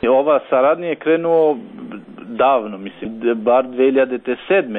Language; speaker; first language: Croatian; non-native, local second language; Albanian